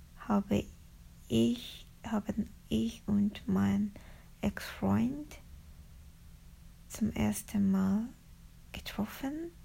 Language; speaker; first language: German; non-native, learner; Japanese